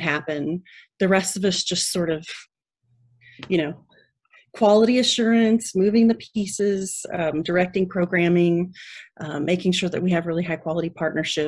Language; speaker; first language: English; native; English